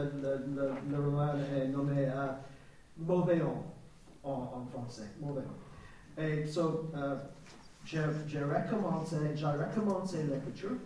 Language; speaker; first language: French; non-native, learner; English